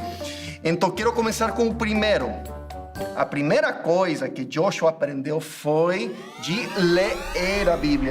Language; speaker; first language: Portuguese; non-native, fluent; English